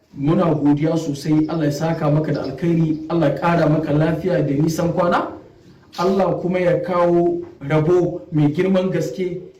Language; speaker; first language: Hausa; native; Hausa